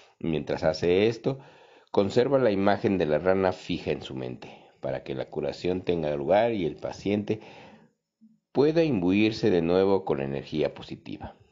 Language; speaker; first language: Spanish; native; Spanish